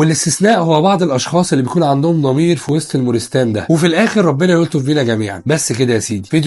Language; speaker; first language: Arabic; native; Arabic